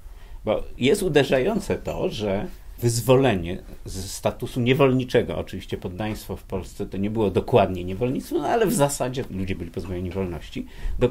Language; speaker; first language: Polish; native; Polish